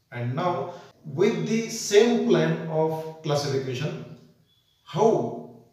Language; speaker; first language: English; non-native, local second language; Marathi